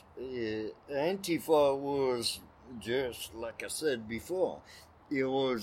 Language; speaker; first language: English; non-native, fluent; French